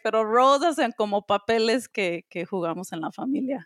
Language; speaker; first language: Spanish; early bilingual, heritage; Spanish